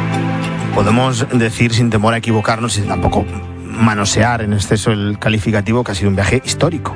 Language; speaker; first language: Spanish; native; Spanish